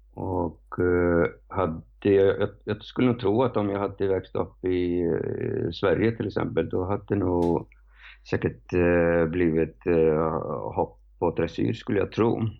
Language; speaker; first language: Swedish; non-native, fluent; Icelandic